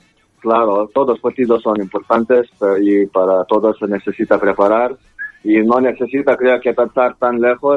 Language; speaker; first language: Spanish; non-native, learner; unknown